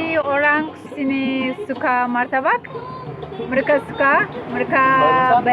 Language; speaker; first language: Indonesian; non-native, learner; English